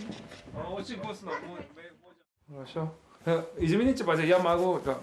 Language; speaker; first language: Russian; non-native, learner; Korean